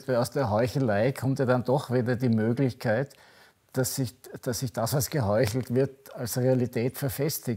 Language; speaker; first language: German; native; German